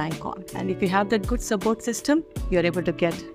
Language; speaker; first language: English; non-native, local second language; Kannada